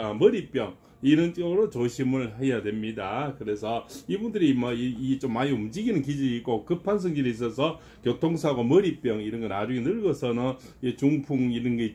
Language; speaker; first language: Korean; native; Korean